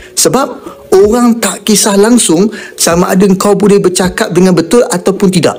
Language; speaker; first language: Malay; native; Malay